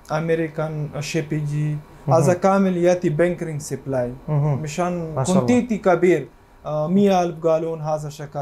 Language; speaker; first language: Arabic; non-native, learner; Urdu